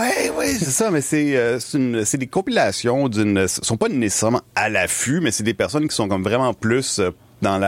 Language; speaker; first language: French; native; French